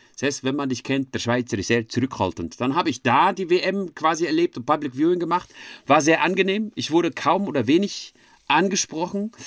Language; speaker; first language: German; native; German